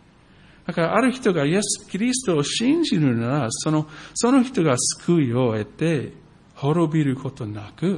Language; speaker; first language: Japanese; non-native, fluent; English